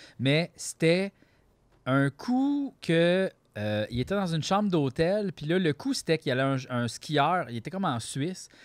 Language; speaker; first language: French; native; French